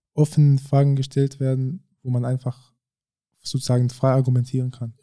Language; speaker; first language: German; early bilingual, other home language; French